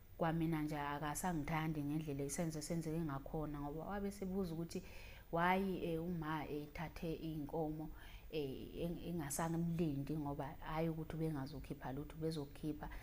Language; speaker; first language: Zulu; native; Zulu